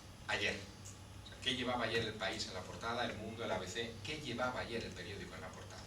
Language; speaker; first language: Spanish; native; Spanish